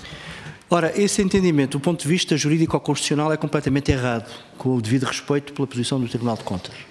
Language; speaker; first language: Portuguese; native; Portuguese